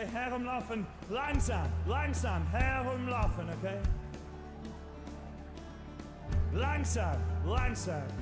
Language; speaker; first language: German; non-native, learner; English